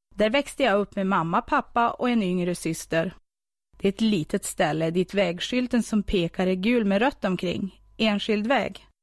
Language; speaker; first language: Swedish; native; Swedish